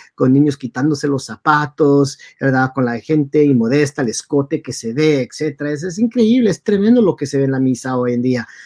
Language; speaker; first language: Spanish; early bilingual, heritage; Spanish